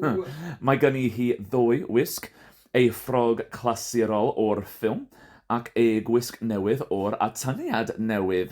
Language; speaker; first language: Welsh; non-native, learner; English